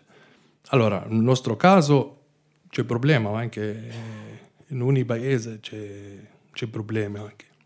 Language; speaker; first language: Italian; non-native, learner; Arabic